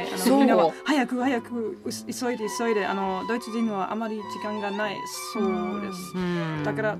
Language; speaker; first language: Japanese; non-native, learner; German